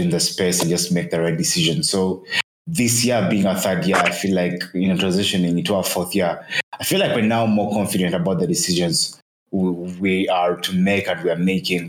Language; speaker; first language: English; non-native, local second language; Ganda